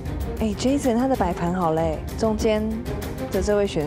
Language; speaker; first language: Chinese; native; Chinese